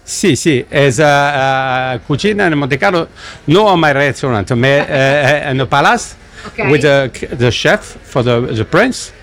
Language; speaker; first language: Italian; non-native, learner; English